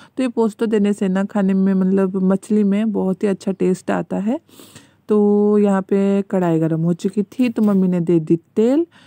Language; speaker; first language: Hindi; native; Hindi